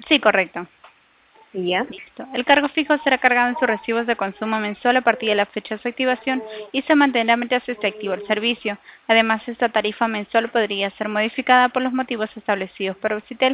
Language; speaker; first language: Spanish; native; Spanish